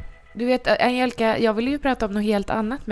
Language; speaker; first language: Swedish; native; Swedish